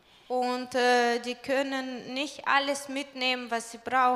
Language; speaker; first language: German; non-native, fluent; Russian